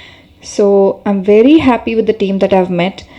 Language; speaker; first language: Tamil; non-native, learner; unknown